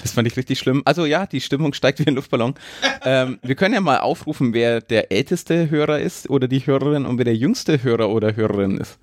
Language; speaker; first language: German; native; German